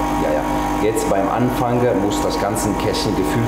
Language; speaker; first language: German; non-native, fluent; Italian